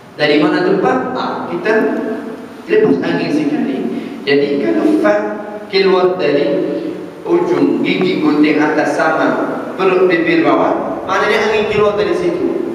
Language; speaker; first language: Malay; non-native, fluent; Arabic